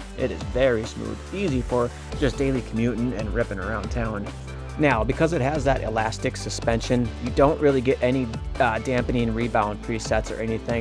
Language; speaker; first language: English; native; English